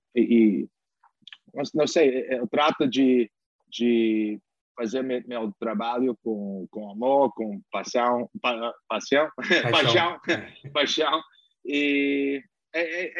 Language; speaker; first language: Portuguese; non-native, learner; English